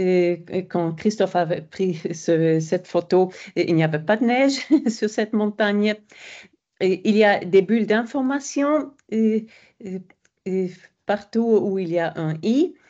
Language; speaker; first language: French; non-native, fluent; German